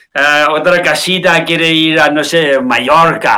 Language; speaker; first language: Spanish; non-native, learner; Tibetan